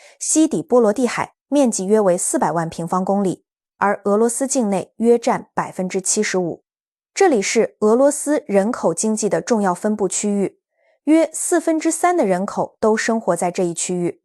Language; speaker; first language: Chinese; native; Chinese